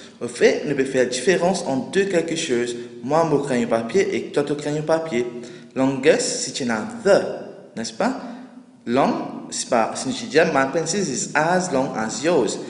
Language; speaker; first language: French; non-native, local second language; Morisyen